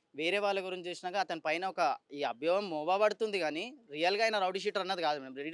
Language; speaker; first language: Telugu; native; Telugu